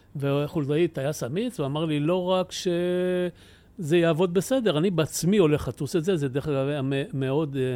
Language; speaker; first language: Hebrew; native; Hebrew